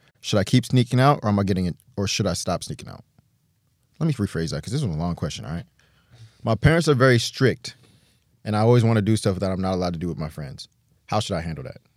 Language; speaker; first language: English; native; English